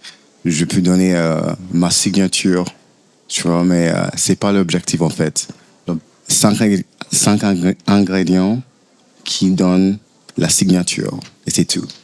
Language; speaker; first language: French; non-native, fluent; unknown